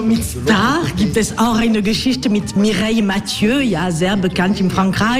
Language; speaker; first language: German; non-native, learner; French